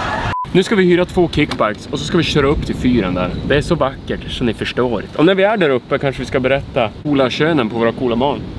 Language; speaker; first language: Swedish; native; Swedish